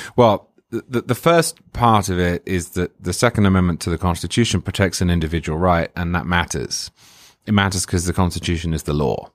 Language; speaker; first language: English; native; English